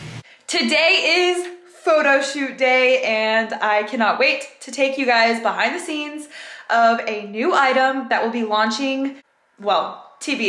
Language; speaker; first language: English; native; English